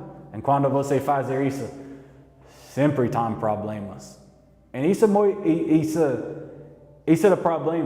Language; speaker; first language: Portuguese; non-native, learner; English